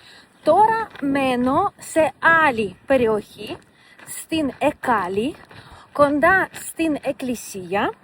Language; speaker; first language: Greek; non-native, fluent; Russian